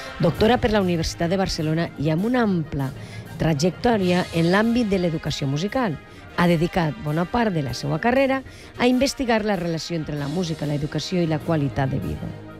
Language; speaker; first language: Catalan; native; Catalan